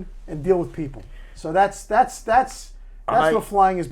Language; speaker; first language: English; native; English